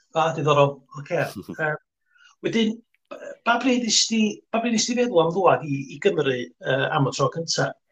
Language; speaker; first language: Welsh; native; Welsh